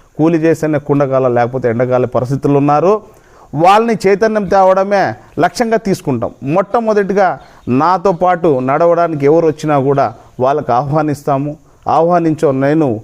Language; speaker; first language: Telugu; non-native, local second language; Lambadi